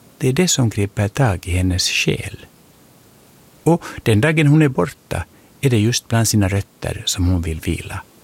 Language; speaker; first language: Swedish; native; Swedish